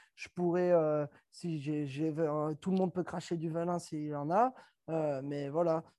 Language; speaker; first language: French; native; French